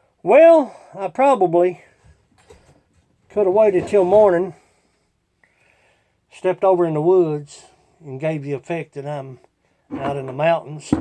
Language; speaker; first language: English; native; English